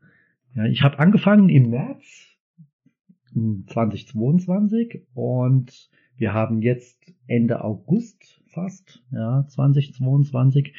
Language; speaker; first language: German; native; German